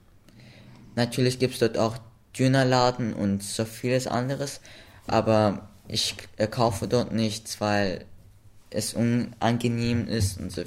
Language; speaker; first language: German; early bilingual, other home language; Russian